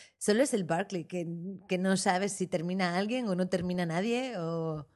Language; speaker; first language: Spanish; native; Spanish